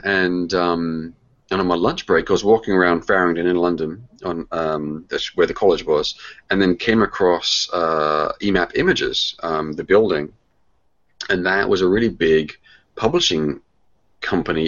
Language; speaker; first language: English; native; English